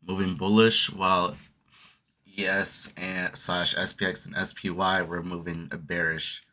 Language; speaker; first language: English; native; English